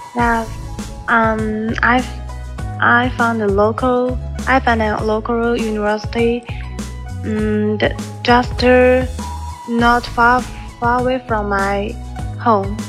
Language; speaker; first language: English; non-native, learner; Chinese